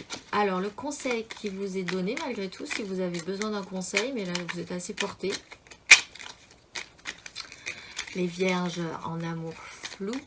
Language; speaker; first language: French; native; French